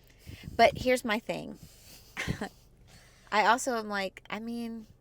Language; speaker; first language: English; native; English